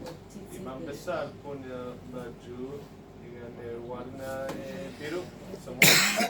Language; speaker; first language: Indonesian; non-native, fluent; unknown